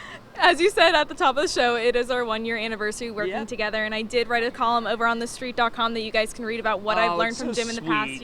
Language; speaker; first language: English; native; English